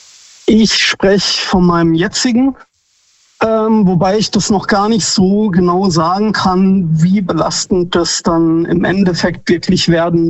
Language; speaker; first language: German; native; German